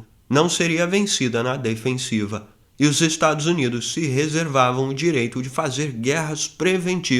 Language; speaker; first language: Portuguese; native; Portuguese